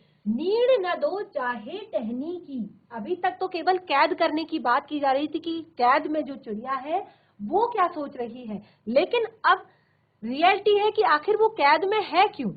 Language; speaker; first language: Hindi; native; Hindi